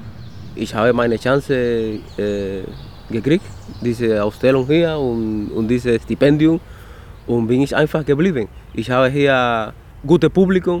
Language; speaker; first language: German; non-native, fluent; Spanish